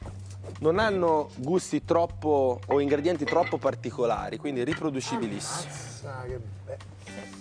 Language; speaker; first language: Italian; native; Italian